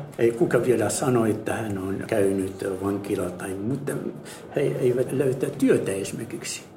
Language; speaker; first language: Finnish; non-native, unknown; Arabic